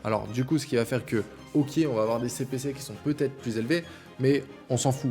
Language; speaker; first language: French; native; French